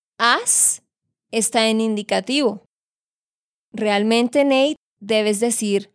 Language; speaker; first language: Spanish; native; Spanish